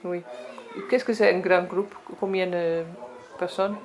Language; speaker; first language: French; non-native, learner; Dutch